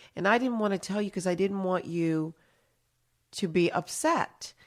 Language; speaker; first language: English; early bilingual, other home language; Haitian Creole